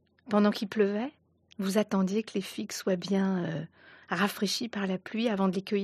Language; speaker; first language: French; native; French